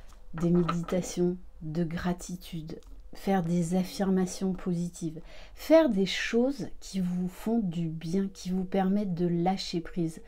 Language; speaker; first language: French; native; French